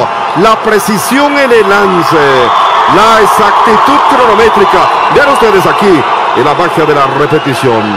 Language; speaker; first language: Spanish; native; Spanish